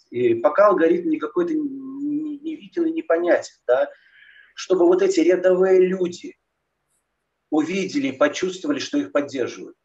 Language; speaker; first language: Russian; native; Russian